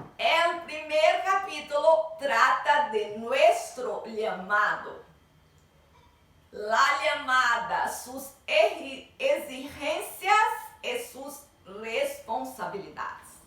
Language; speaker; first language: Spanish; non-native, learner; Portuguese